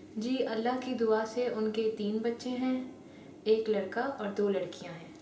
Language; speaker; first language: Hindi; non-native, local second language; Urdu